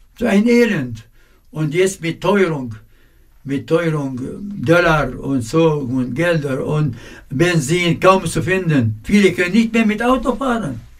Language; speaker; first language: German; non-native, fluent; Arabic